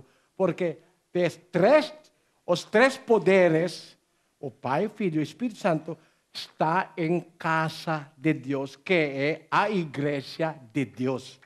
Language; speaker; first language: Portuguese; non-native, learner; Filipino